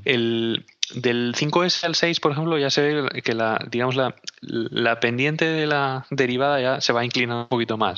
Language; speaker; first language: Spanish; native; Spanish